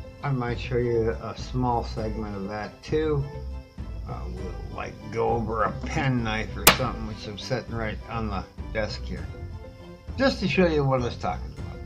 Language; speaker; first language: English; native; English